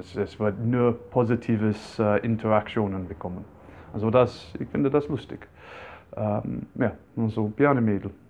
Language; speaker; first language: German; non-native, fluent; English